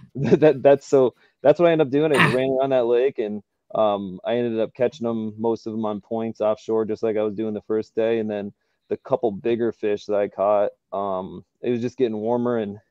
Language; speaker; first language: English; native; English